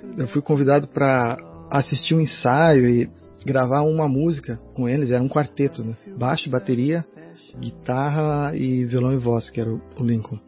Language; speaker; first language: Portuguese; native; Portuguese